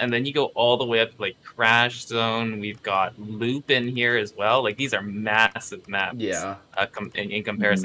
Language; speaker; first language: English; native; English